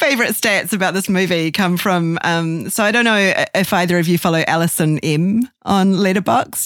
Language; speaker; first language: English; native; English